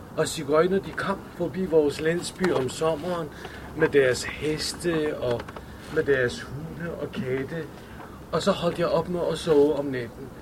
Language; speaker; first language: Danish; early bilingual, other home language; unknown